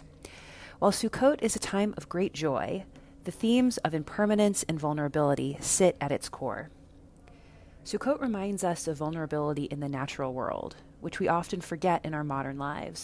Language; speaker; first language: English; native; English